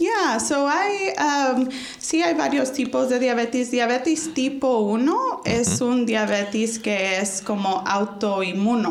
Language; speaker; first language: Spanish; early bilingual, heritage; Spanish